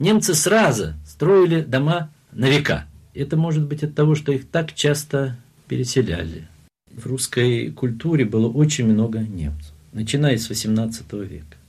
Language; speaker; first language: Russian; non-native, local second language; German